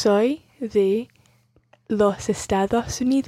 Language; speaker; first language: Spanish; non-native, learner; English